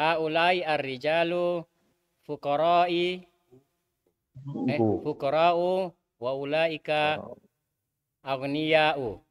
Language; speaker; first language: Arabic; non-native, learner; Indonesian